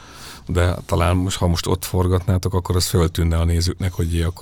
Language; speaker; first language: Hungarian; native; Hungarian